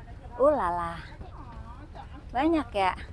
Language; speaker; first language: Indonesian; native; Indonesian